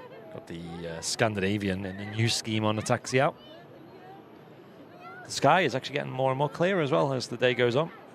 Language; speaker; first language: English; native; English